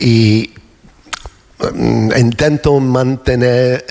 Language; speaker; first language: Spanish; non-native, fluent; English